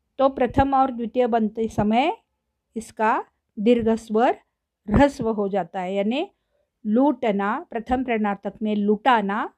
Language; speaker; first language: Hindi; non-native, local second language; Marathi